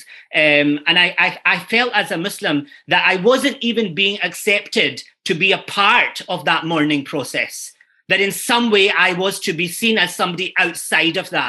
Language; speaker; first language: English; native; English